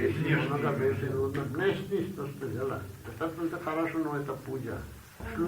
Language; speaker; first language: Russian; non-native, learner; Bangla